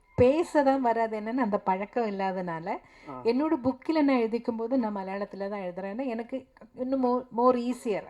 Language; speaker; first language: Tamil; non-native, local second language; Malayalam